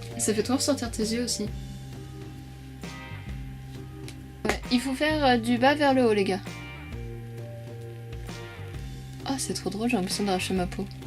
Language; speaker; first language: French; native; French